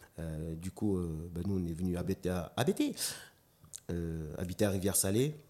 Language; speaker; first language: French; non-native, local second language; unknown